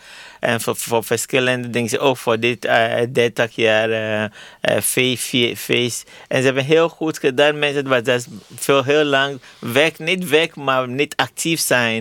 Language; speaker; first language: Dutch; non-native, learner; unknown